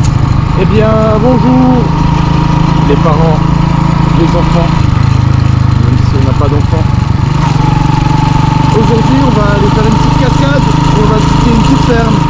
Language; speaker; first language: French; native; French